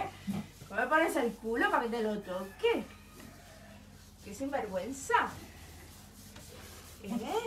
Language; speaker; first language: Spanish; native; Spanish